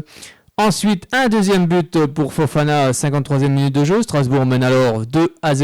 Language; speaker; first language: French; native; French